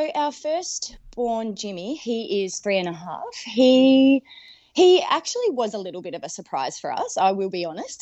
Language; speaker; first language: English; native; English